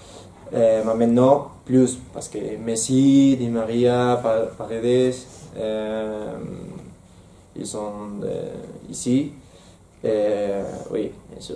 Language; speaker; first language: French; non-native, learner; Spanish